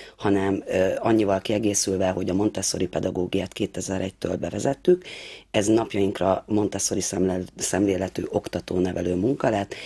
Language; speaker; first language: Hungarian; native; Hungarian